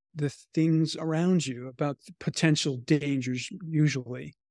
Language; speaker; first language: English; native; English